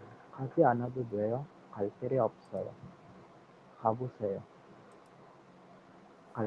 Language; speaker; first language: Korean; non-native, learner; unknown